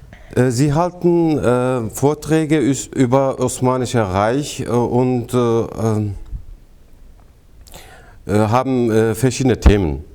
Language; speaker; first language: German; non-native, fluent; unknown